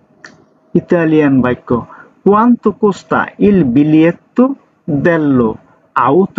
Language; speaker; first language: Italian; non-native, learner; Bangla